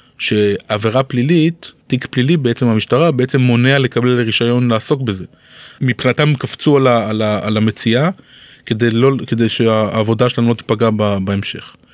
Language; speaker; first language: Hebrew; native; Hebrew